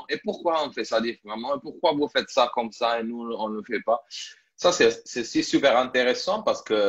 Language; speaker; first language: French; non-native, fluent; Italian